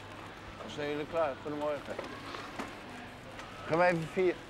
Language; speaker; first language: Dutch; native; Dutch